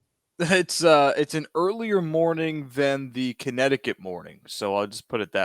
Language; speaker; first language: English; native; English